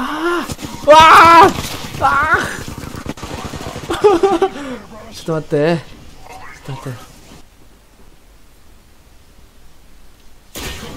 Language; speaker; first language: Japanese; non-native, learner; Indonesian